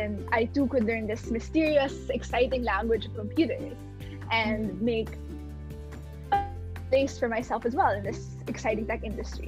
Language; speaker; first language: English; non-native, local second language; Filipino